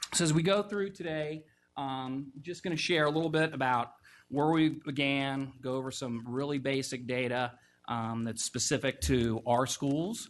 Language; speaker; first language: English; native; English